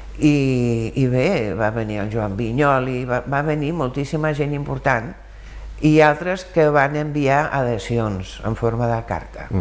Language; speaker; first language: Catalan; early bilingual, other home language; German